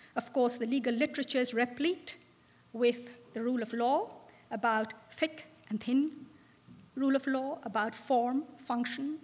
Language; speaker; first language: English; non-native, local second language; Bangla